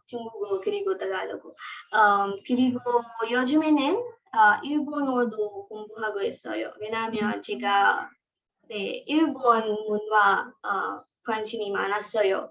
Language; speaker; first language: Korean; non-native, learner; Marathi